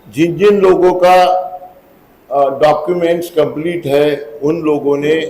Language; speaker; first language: Hindi; non-native, local second language; Marathi